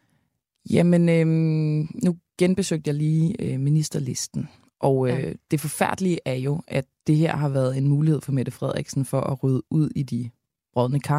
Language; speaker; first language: Danish; native; Danish